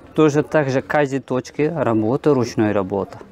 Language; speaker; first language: Russian; non-native, learner; Turkish